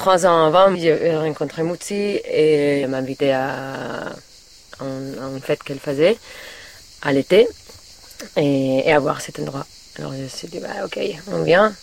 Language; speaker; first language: French; non-native, learner; Catalan